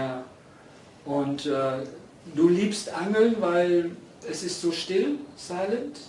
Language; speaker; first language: German; non-native, fluent; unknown